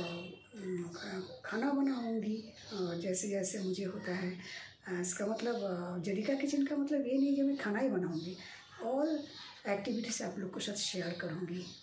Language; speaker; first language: Hindi; non-native, local second language; Bangla